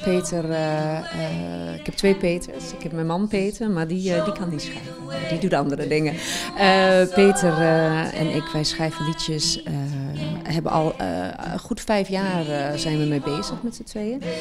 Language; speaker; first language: Dutch; non-native, fluent; English